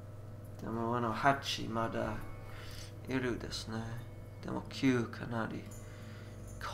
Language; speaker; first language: Japanese; non-native, learner; English